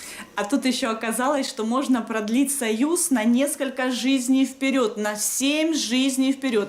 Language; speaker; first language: Russian; native; Russian